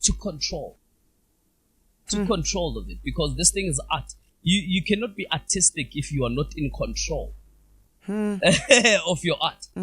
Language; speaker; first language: English; non-native, local second language; Zulu